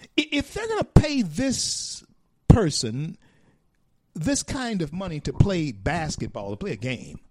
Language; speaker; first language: English; native; English